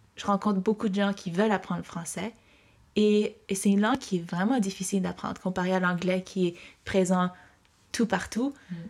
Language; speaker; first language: French; early bilingual, heritage; French